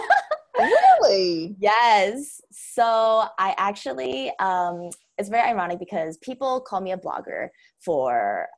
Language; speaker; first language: English; non-native, fluent; Chinese